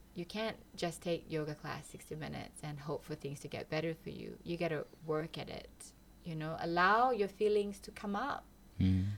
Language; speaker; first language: English; non-native, local second language; Malay